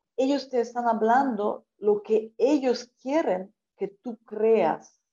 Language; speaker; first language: Spanish; non-native, fluent; Ukrainian